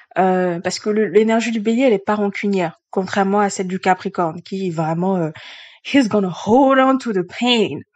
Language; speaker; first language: French; early bilingual, other home language; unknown